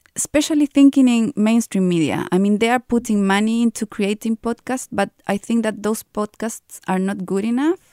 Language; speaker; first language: English; non-native, fluent; Spanish